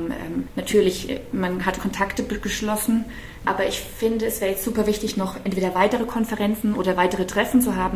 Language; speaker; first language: German; native; German